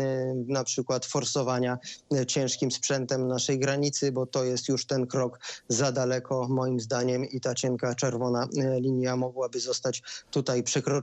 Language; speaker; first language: Polish; native; Polish